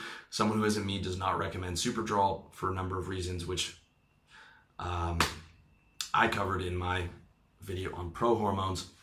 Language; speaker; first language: English; native; English